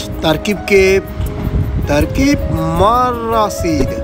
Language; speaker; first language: Arabic; non-native, learner; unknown